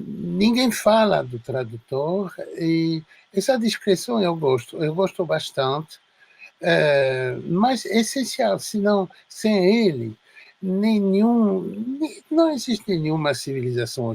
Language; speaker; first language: Portuguese; non-native, fluent; French